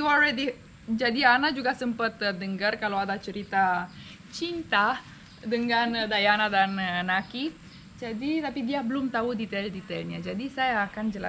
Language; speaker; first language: Indonesian; non-native, fluent; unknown